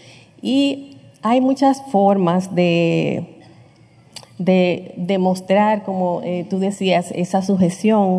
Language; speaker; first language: Spanish; native; Spanish